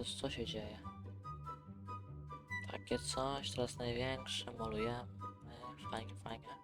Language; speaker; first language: Polish; native; Polish